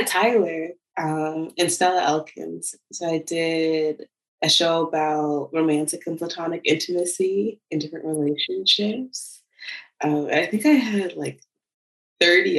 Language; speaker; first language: English; native; English